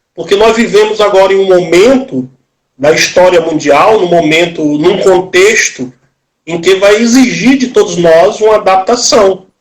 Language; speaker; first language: Portuguese; native; Portuguese